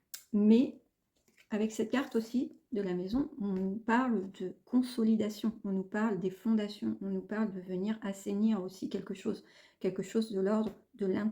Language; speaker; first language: French; native; French